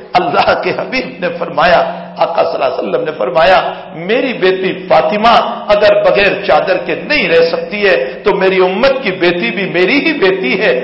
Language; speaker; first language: Urdu; non-native, local second language; Gujarati